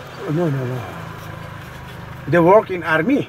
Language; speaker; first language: English; non-native, local second language; Nepali